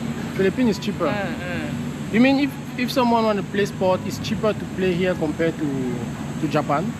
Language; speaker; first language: English; non-native, learner; French